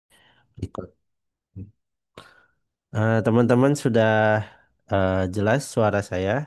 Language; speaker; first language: Indonesian; non-native, fluent; Banjar